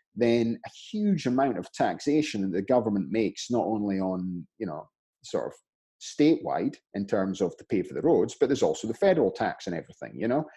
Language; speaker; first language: English; native; English